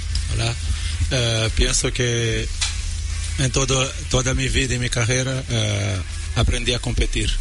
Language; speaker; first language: Spanish; non-native, learner; Portuguese